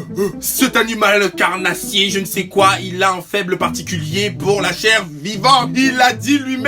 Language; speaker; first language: French; native; French